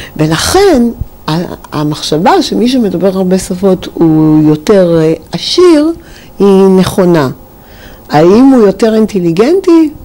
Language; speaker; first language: Hebrew; native; Hebrew